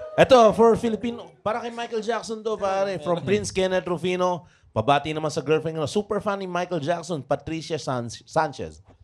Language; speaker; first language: Filipino; native; Filipino